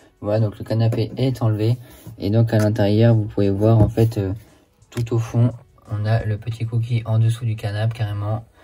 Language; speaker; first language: French; native; French